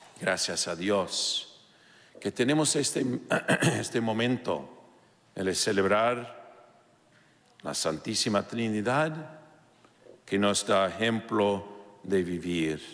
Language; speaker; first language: Spanish; non-native, fluent; English